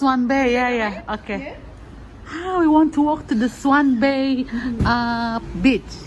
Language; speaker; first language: English; non-native, learner; Indonesian